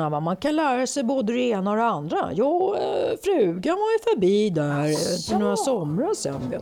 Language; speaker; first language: Swedish; native; Swedish